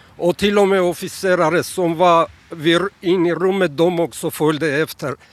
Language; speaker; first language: Swedish; non-native, fluent; Armenian